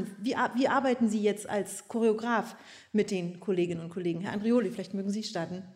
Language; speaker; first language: German; native; German